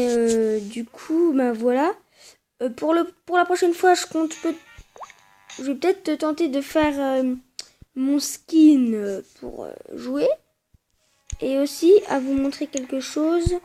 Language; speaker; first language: French; native; French